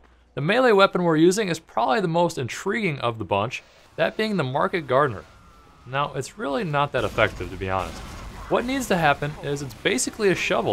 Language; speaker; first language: English; native; English